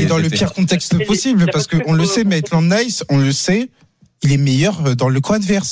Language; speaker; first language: French; native; French